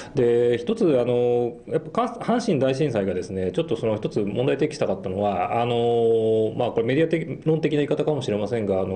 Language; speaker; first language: Japanese; native; Japanese